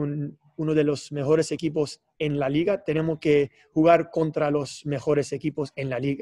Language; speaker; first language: Spanish; non-native, fluent; English